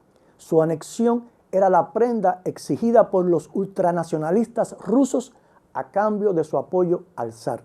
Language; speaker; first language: Spanish; native; Spanish